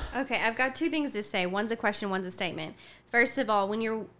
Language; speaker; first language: English; early bilingual, other home language; Spanish